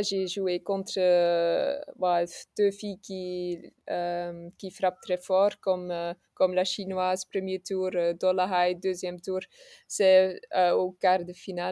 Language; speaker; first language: French; non-native, local second language; Dutch